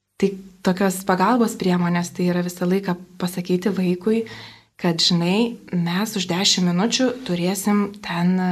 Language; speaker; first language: Lithuanian; native; Lithuanian